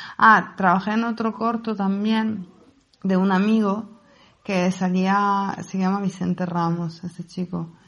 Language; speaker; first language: Spanish; non-native, fluent; Italian